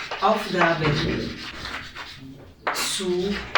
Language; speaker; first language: German; non-native, fluent; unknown